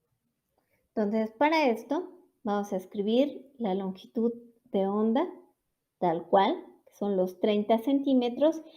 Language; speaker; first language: Spanish; native; Spanish